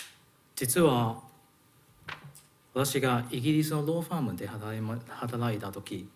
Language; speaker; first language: Japanese; non-native, learner; Cantonese